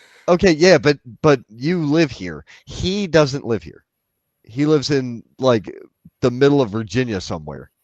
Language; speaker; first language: English; native; English